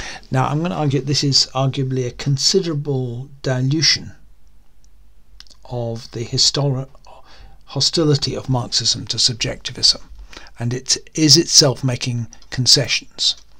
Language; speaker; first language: English; native; English